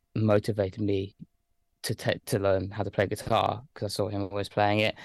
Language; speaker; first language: English; native; English